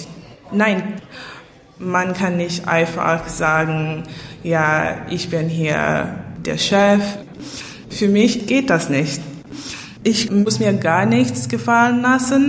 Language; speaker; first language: German; non-native, learner; English